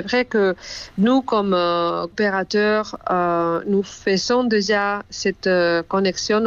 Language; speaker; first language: French; non-native, fluent; Spanish